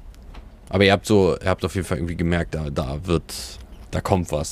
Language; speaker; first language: German; native; German